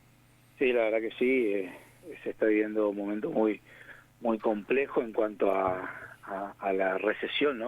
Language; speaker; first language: Spanish; native; Spanish